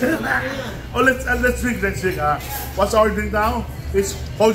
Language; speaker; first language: English; non-native, local second language; Filipino